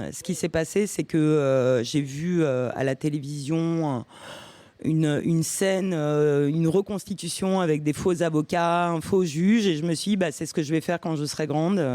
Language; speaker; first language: French; early bilingual, other home language; Romanian